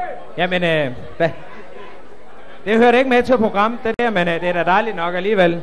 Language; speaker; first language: Danish; native; Danish